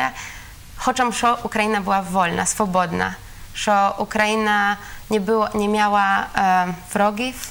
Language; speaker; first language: Ukrainian; non-native, learner; Polish